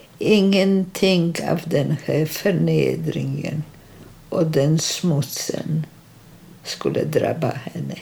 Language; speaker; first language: Swedish; non-native, fluent; Polish